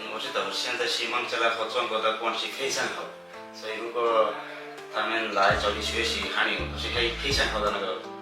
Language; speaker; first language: Chinese; non-native, fluent; Bangla